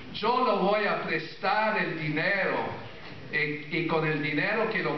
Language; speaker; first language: Spanish; non-native, fluent; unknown